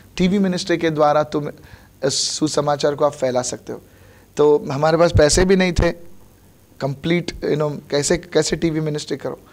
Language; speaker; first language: Hindi; non-native, local second language; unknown